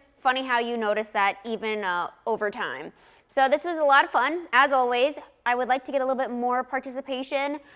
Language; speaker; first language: English; native; English